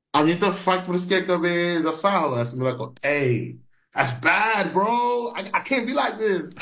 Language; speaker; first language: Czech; non-native, fluent; English